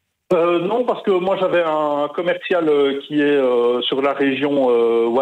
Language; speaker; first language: French; non-native, local second language; Dutch